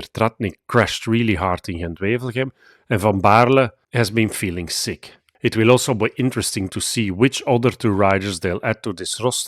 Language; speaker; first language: English; non-native, fluent; Dutch